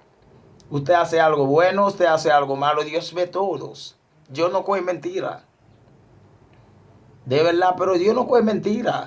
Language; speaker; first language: Spanish; non-native, learner; Haitian Creole